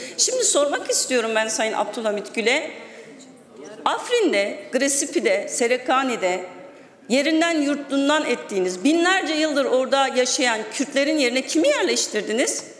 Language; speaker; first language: Turkish; non-native, local second language; Kurdish